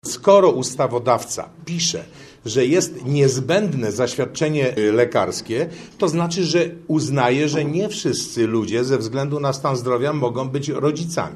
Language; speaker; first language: Polish; native; Polish